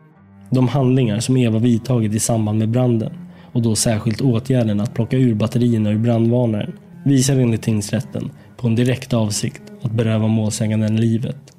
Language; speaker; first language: Swedish; native; Swedish